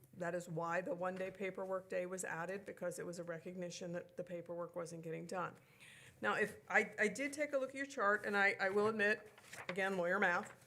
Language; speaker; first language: English; native; English